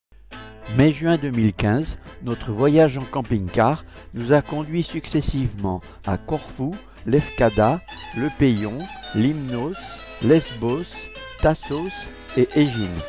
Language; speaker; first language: French; native; French